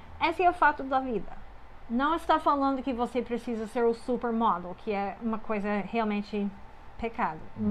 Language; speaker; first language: Portuguese; non-native, fluent; English